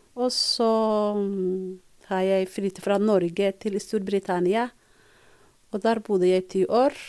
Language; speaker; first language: Norwegian; non-native, fluent; Somali